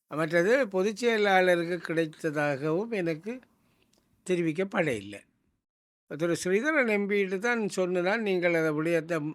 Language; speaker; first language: Tamil; native; Tamil